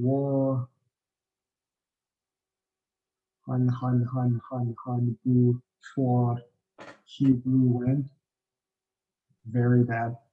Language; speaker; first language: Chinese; non-native, learner; English